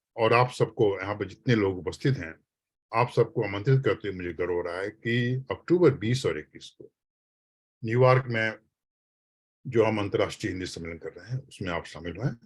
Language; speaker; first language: Hindi; native; Hindi